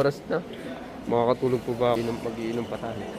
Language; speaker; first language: Filipino; native; Filipino